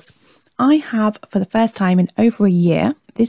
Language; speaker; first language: English; native; English